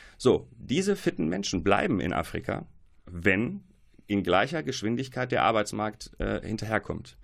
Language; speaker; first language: German; early bilingual, other home language; Arabic